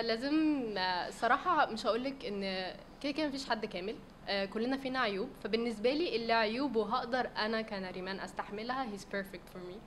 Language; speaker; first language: Arabic; native; Arabic